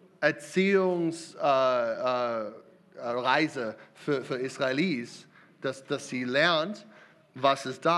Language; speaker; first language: German; non-native, learner; English